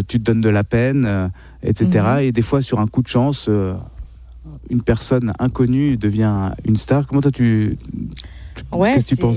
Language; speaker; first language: French; native; French